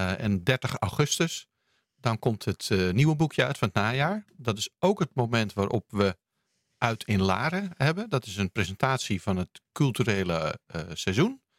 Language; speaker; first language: Dutch; native; Dutch